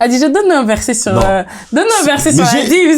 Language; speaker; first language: French; native; French